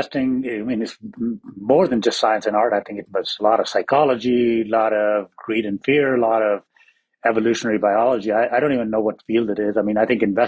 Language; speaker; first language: English; non-native, local second language; Hindi